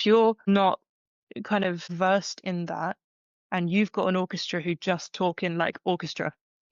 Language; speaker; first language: English; native; English